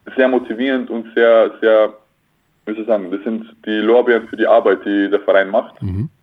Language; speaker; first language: German; native; German